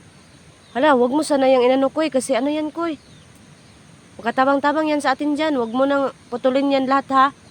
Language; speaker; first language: Filipino; non-native, local second language; Cebuano